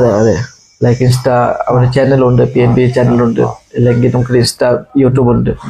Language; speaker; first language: Malayalam; non-native, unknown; Assamese